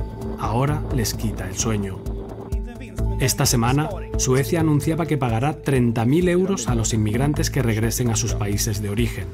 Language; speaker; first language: Spanish; native; Spanish